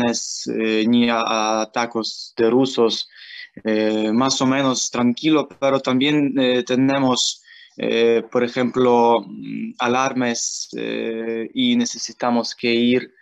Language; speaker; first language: Spanish; non-native, learner; Ukrainian